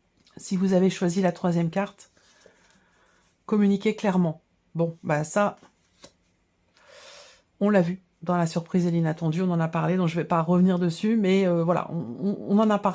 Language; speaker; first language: French; native; French